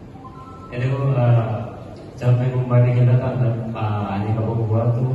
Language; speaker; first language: Hindi; non-native, local second language; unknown